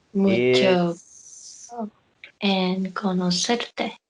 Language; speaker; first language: Spanish; non-native, learner; Korean